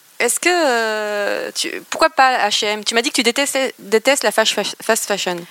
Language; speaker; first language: French; native; French